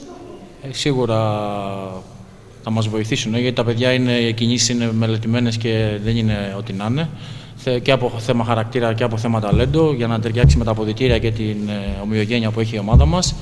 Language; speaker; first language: Greek; native; Greek